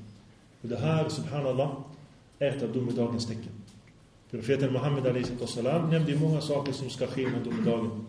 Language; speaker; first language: Swedish; early bilingual, other home language; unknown